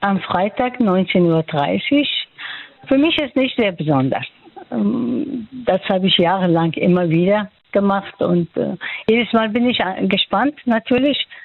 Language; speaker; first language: German; non-native, fluent; Persian